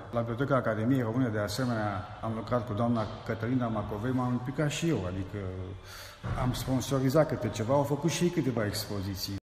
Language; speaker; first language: Romanian; native; Romanian